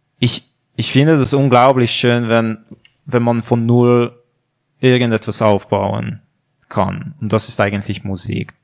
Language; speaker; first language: German; non-native, fluent; Hungarian